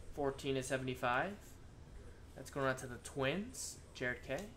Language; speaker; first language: English; native; English